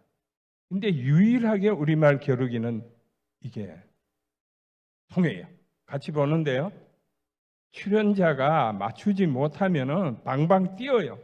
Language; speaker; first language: Korean; native; Korean